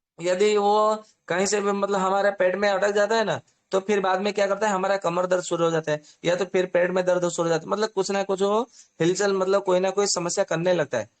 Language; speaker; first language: Hindi; non-native, local second language; Odia